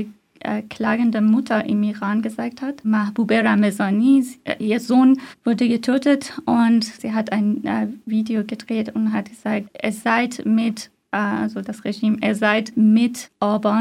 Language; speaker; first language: German; non-native, fluent; Persian